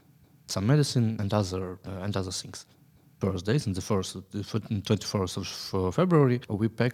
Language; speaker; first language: English; non-native, learner; Ukrainian